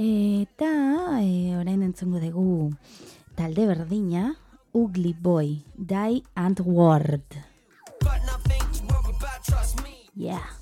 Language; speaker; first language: Basque; non-native, learner; Spanish